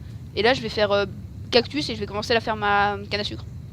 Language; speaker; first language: French; native; French